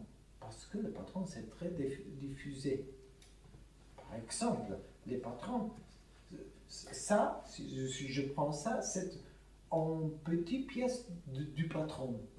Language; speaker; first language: French; non-native, fluent; Italian